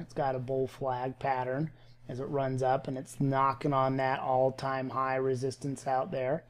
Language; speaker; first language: English; native; English